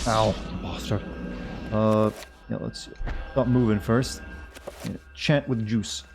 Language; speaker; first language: English; native; English